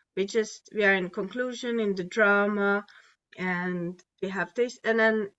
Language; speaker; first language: English; non-native, fluent; Hungarian